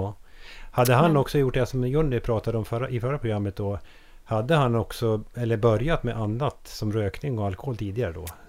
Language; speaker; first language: Swedish; native; Swedish